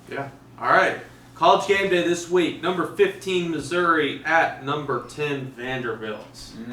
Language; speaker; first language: English; native; English